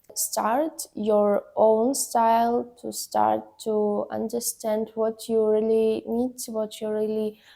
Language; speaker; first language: English; non-native, learner; Ukrainian